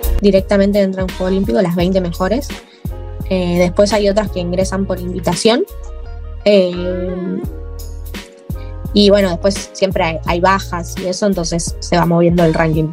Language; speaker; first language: Spanish; native; Spanish